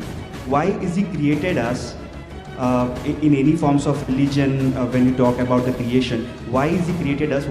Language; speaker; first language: English; non-native, local second language; Hindi